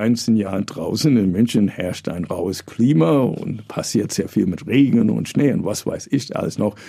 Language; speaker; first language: German; early bilingual, other home language; English